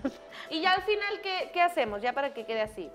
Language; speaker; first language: Spanish; native; Spanish